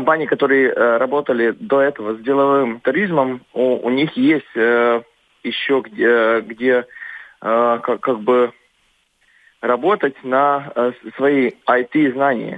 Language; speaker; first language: Russian; non-native, local second language; Latvian